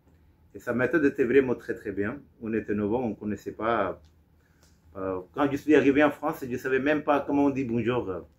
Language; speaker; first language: French; non-native, fluent; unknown